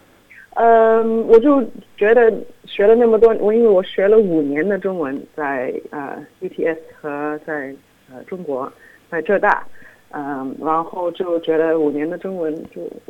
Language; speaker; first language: Chinese; non-native, fluent; English